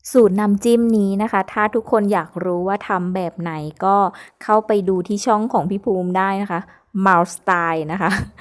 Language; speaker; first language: Thai; native; Thai